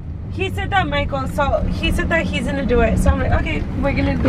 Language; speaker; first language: English; early bilingual, other home language; Spanish